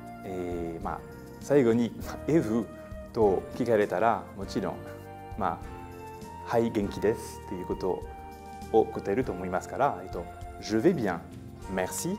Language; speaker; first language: Japanese; non-native, fluent; French